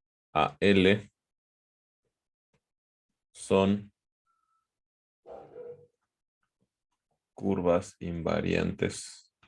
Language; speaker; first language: Spanish; native; Spanish